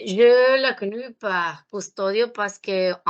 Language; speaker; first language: French; non-native, learner; Spanish